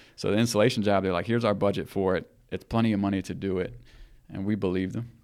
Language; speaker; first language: English; native; English